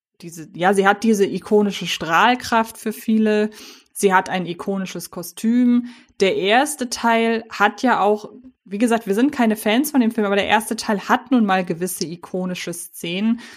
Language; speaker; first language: German; native; German